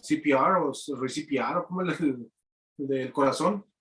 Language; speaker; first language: Spanish; native; Spanish